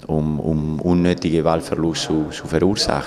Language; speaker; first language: German; non-native, fluent; Spanish